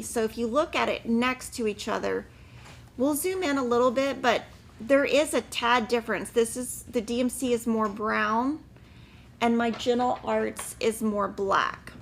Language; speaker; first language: English; native; English